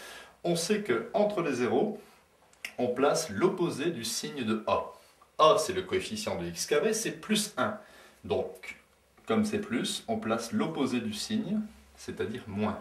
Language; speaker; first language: French; native; French